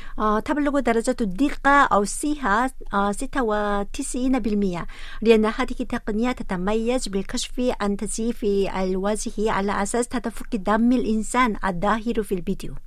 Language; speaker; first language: Arabic; non-native, fluent; Korean